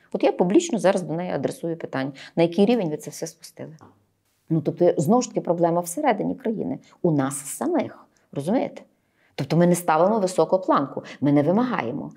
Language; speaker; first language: Ukrainian; native; Ukrainian